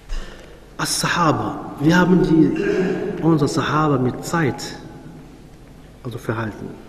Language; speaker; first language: German; non-native, fluent; Arabic